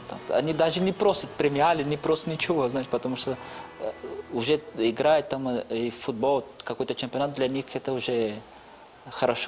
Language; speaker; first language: Russian; non-native, fluent; Portuguese